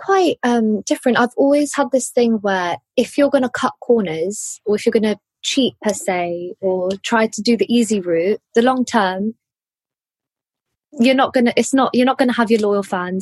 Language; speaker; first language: English; native; English